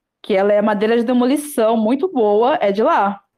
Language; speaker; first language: Portuguese; native; Portuguese